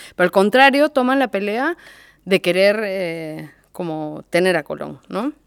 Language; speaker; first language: Spanish; native; Spanish